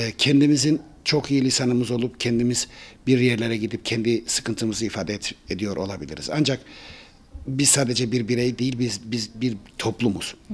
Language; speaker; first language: Turkish; early bilingual, heritage; Turkish